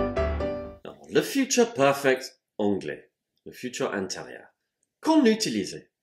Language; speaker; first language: French; non-native, fluent; English